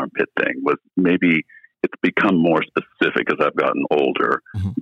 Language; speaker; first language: English; native; English